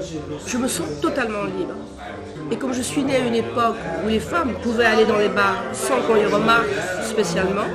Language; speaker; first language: French; native; French